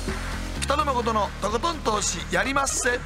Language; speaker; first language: Japanese; native; Japanese